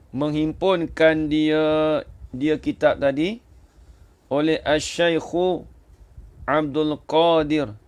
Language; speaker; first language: Malay; native; Malay